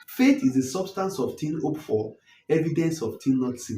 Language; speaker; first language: English; non-native, local second language; Yoruba